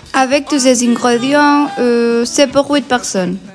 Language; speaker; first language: French; non-native, learner; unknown